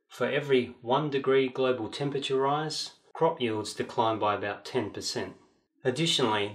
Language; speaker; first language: English; native; English